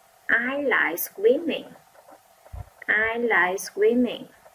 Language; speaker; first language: English; non-native, fluent; Vietnamese